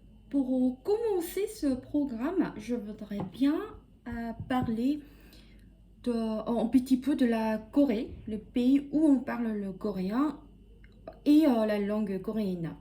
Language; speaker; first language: French; non-native, fluent; Korean